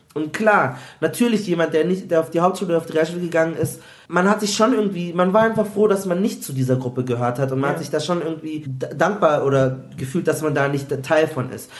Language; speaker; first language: German; early bilingual, other home language; Igbo